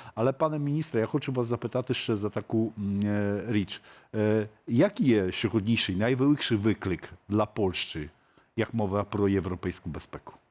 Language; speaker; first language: Ukrainian; early bilingual, heritage; Ukrainian